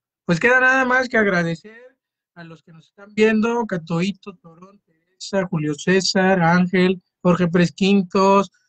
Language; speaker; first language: Spanish; native; Spanish